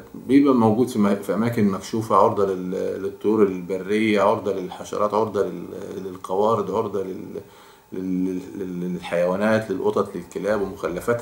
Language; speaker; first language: Arabic; native; Arabic